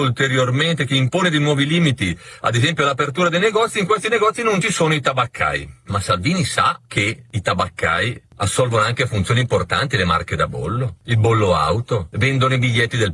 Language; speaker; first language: Italian; native; Italian